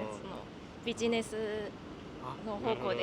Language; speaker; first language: Japanese; non-native, fluent; Chinese